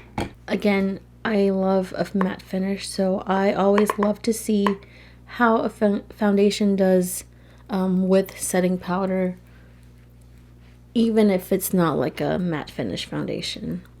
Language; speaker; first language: English; native; English